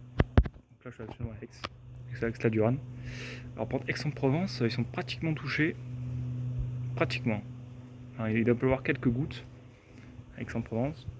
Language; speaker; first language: French; native; French